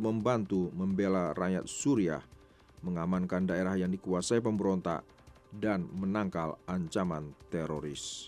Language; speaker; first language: Indonesian; native; Indonesian